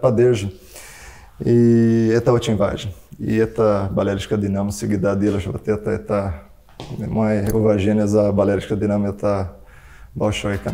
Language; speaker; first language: Russian; non-native, learner; Portuguese